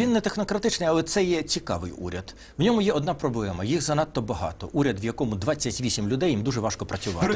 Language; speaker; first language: Ukrainian; native; Ukrainian